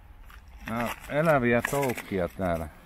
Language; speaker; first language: Finnish; native; Finnish